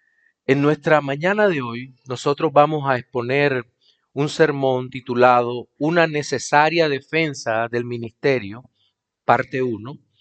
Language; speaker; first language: Spanish; native; Spanish